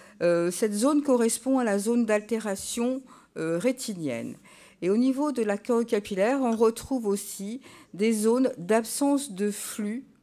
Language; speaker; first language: French; native; French